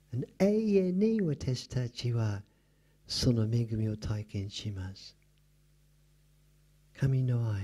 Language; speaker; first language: Japanese; non-native, fluent; English